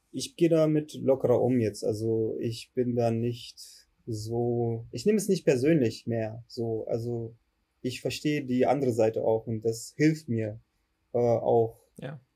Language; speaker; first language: German; early bilingual, other home language; Russian